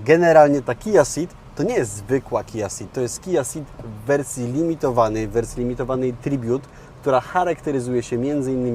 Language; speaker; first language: Polish; native; Polish